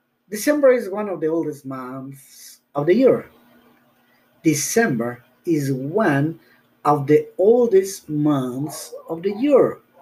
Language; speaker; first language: English; non-native, learner; Spanish